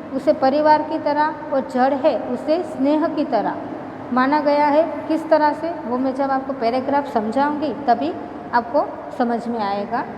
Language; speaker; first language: Hindi; non-native, local second language; Gujarati